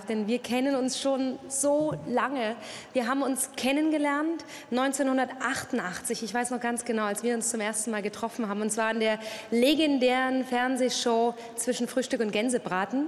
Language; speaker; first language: German; native; German